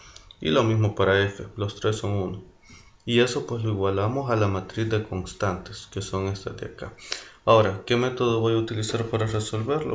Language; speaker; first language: Spanish; native; Spanish